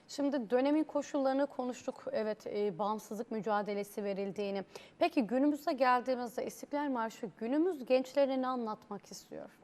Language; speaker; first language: Turkish; native; Turkish